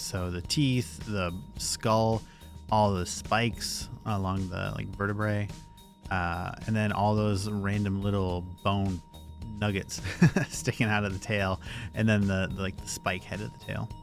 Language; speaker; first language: English; native; English